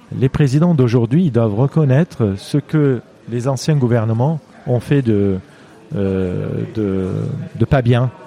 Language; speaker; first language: French; non-native, fluent; Armenian